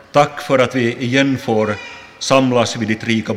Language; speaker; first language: Swedish; non-native, local second language; Finnish